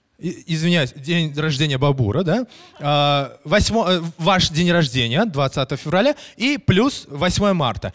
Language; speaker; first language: Russian; native; Russian